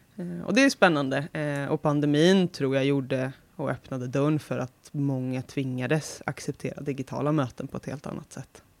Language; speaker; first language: Swedish; native; Swedish